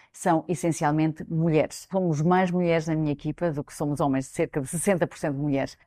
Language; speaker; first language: Portuguese; native; Portuguese